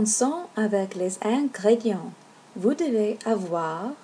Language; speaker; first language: French; non-native, learner; English